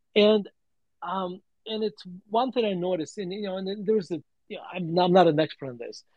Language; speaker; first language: English; non-native, fluent; Russian